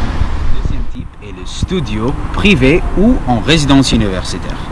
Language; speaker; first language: French; non-native, learner; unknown